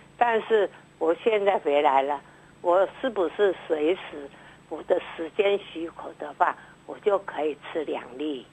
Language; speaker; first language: Chinese; non-native, local second language; Hakka Chinese